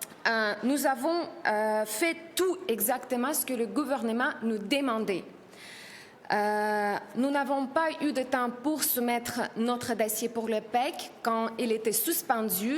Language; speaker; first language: French; non-native, learner; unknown